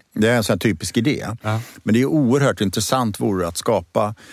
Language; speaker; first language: Swedish; native; Swedish